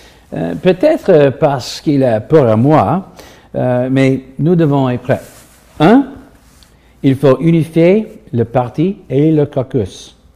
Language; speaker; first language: French; non-native, learner; English